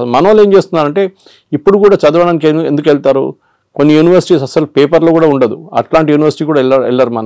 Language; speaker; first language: Telugu; non-native, local second language; Malayalam